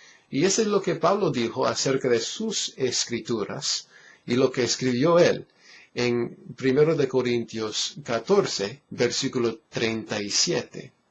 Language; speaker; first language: Spanish; non-native, fluent; English